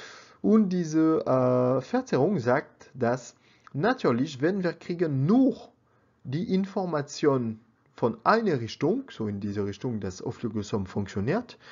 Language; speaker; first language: German; non-native, learner; French